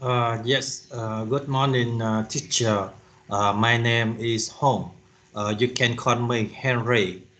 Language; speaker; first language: English; non-native, learner; Vietnamese